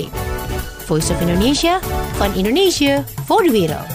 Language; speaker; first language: Dutch; non-native, fluent; Indonesian